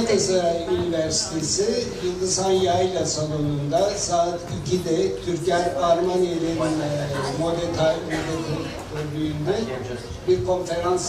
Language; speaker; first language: Turkish; native; Turkish